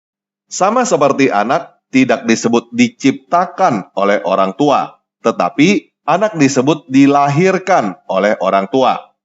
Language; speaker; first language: Indonesian; native; Indonesian